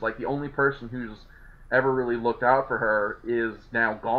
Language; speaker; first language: English; native; English